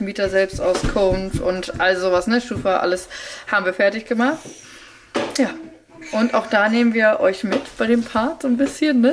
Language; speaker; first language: German; native; German